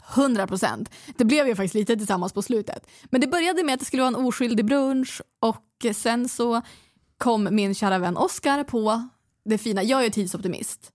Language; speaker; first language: Swedish; native; Swedish